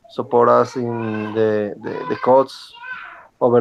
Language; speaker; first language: English; non-native, learner; Spanish